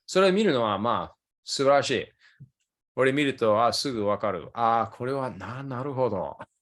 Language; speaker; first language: Japanese; early bilingual, other home language; English